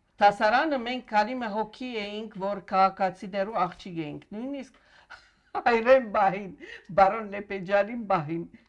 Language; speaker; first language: Armenian; non-native, local second language; Arabic